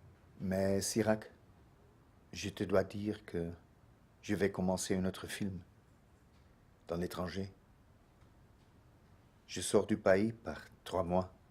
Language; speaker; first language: French; non-native, learner; Dutch